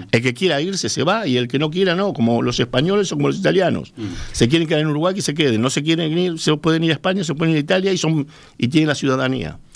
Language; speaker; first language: Spanish; native; Spanish